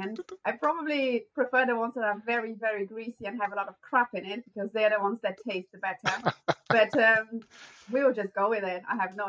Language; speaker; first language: English; non-native, fluent; Portuguese